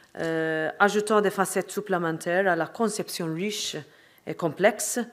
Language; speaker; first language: French; non-native, fluent; Maltese